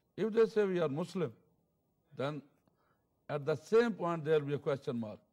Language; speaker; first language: English; non-native, local second language; Urdu